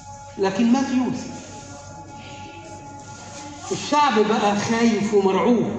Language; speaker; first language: Arabic; native; Arabic